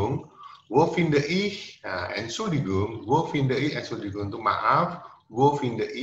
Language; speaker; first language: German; non-native, fluent; Indonesian